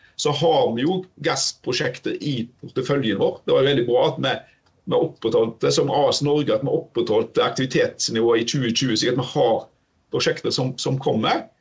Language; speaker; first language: Norwegian; native; Norwegian